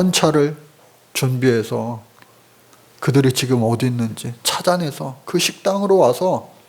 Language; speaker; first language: Korean; native; Korean